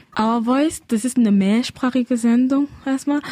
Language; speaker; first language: German; non-native, fluent; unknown